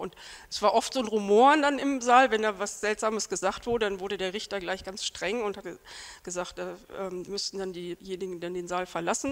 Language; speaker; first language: German; native; German